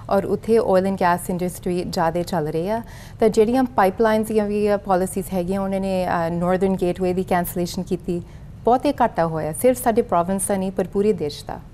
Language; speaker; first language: Punjabi; early bilingual, heritage; Punjabi